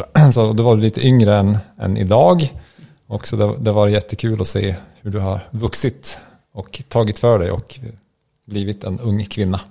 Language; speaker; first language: Swedish; native; Swedish